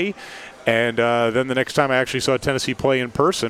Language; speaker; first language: English; native; English